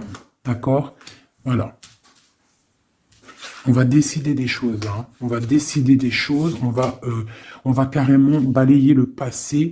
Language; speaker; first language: French; native; French